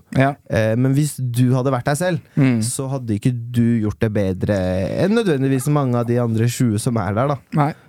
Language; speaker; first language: Norwegian; early bilingual, other home language; Persian